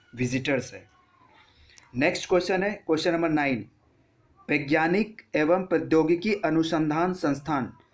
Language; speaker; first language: Hindi; non-native, local second language; Bangla